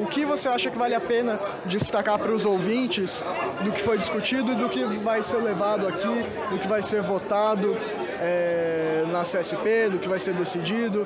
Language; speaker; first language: Portuguese; native; Portuguese